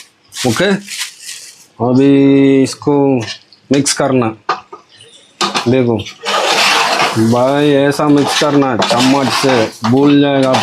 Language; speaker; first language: Hindi; non-native, local second language; Tamil